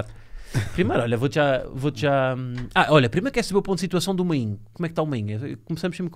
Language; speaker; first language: Portuguese; native; Portuguese